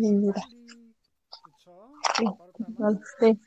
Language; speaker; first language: Korean; non-native, learner; Indonesian